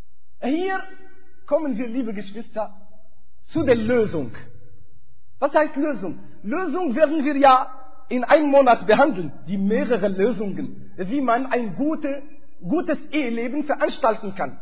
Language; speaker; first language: German; non-native, fluent; Arabic